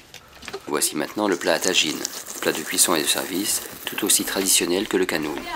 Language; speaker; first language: French; native; French